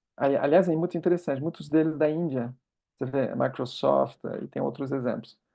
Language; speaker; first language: Portuguese; non-native, fluent; French